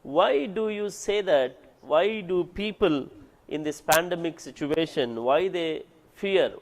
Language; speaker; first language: English; non-native, local second language; Kannada